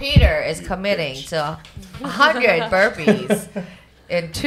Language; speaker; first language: English; non-native, local second language; Cantonese